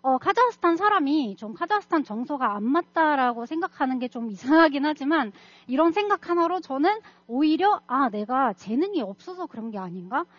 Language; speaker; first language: Korean; non-native, fluent; Russian